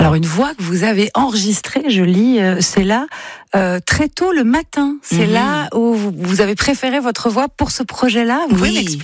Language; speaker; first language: French; native; French